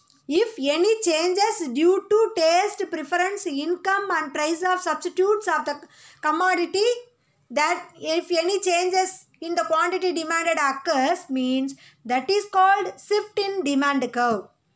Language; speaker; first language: English; non-native, local second language; Tamil